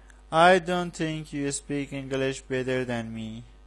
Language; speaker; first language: English; non-native, learner; Persian